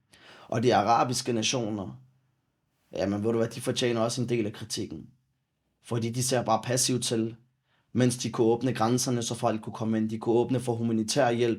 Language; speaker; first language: Danish; early bilingual, other home language; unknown